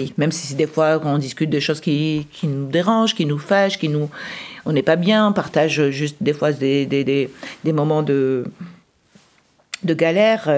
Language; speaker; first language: French; early bilingual, other home language; Arabic